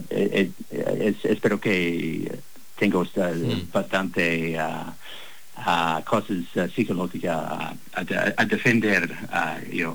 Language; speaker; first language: Spanish; non-native, learner; English